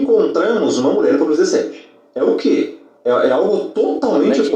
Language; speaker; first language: Portuguese; native; Portuguese